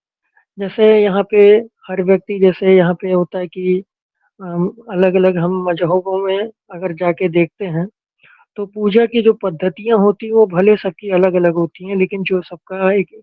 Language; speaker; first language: Hindi; native; Hindi